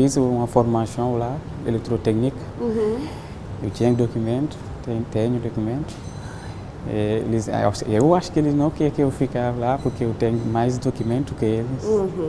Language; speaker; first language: Portuguese; non-native, learner; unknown